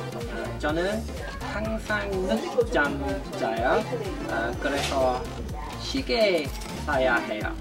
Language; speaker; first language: Korean; non-native, learner; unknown